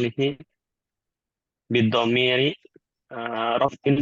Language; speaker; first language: Arabic; non-native, learner; Indonesian